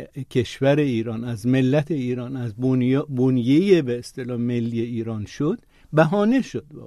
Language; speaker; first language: Persian; non-native, local second language; Azerbaijani